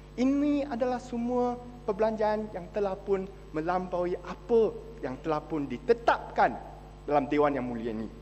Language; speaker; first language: Malay; non-native, local second language; Chinese